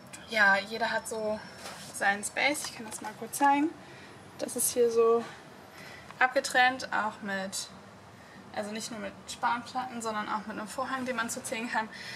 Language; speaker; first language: German; native; German